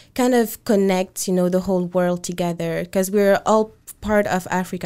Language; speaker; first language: English; non-native, fluent; French